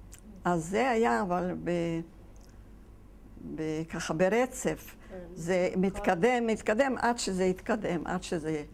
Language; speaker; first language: Hebrew; non-native, fluent; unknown